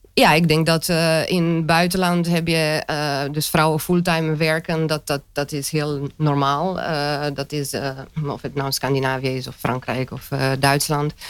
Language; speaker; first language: Dutch; non-native, fluent; Romanian